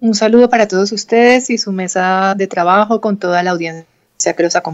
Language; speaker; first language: Spanish; native; Spanish